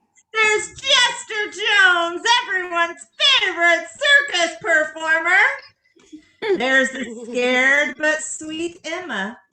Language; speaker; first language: English; native; English